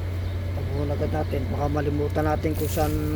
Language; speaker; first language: Filipino; native; Filipino